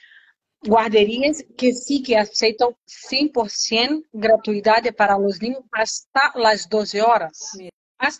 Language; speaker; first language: Spanish; non-native, learner; Portuguese